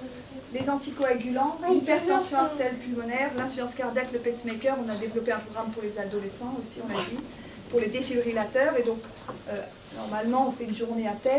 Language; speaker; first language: French; native; French